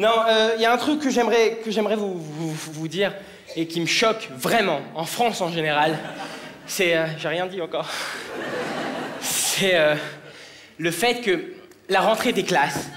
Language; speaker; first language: French; native; French